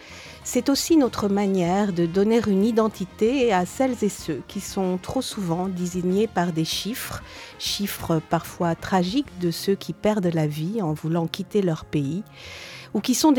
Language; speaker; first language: French; native; French